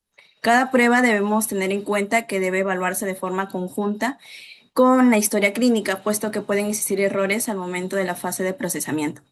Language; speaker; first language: Spanish; native; Spanish